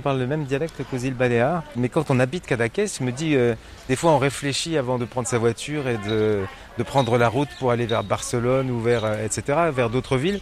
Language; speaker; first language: French; native; French